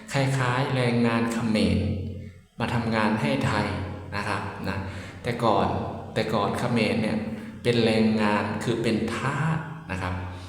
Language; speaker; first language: Thai; native; Thai